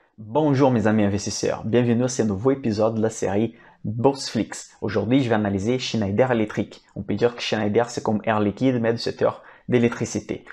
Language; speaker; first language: French; non-native, fluent; Portuguese